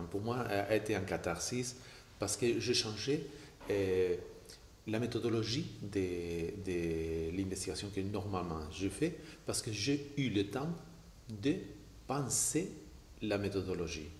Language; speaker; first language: French; non-native, fluent; Spanish